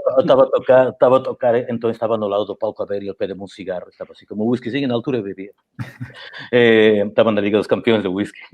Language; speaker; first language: Portuguese; early bilingual, heritage; Portuguese